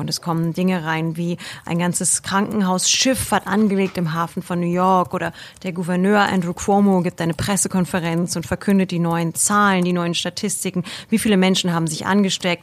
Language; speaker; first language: German; native; German